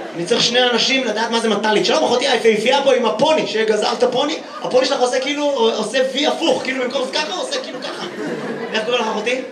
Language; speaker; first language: Hebrew; native; Hebrew